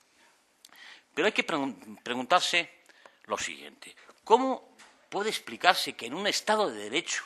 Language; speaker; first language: Spanish; native; Spanish